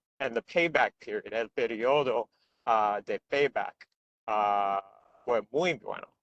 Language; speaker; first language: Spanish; non-native, learner; Portuguese